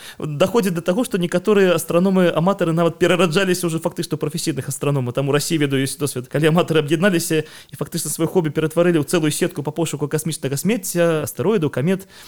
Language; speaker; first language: Belarusian; non-native, local second language; Russian